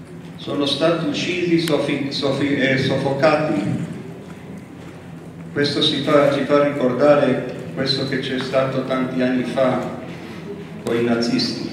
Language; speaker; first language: Italian; non-native, fluent; Spanish